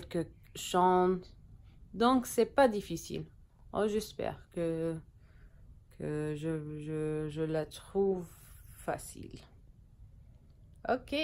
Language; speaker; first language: French; non-native, learner; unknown